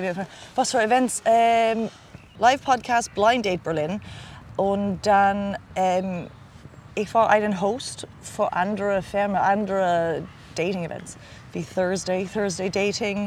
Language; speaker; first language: German; non-native, learner; English